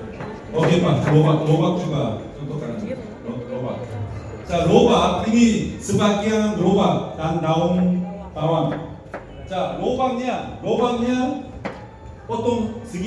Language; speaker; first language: Indonesian; non-native, learner; Korean